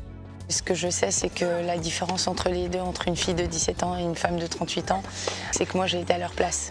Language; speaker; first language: French; native; French